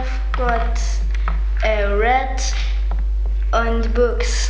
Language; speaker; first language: English; non-native, learner; German